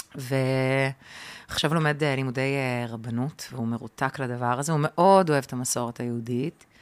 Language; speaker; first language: Hebrew; early bilingual, other home language; Russian